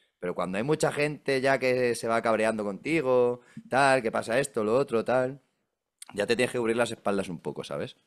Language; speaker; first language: Spanish; native; Spanish